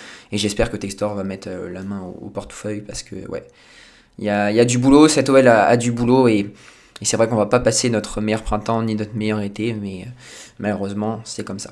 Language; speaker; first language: French; native; French